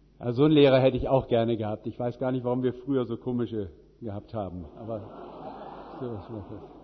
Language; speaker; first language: German; native; German